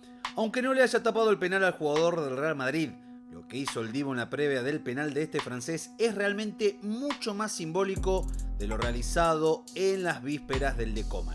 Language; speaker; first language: Spanish; native; Spanish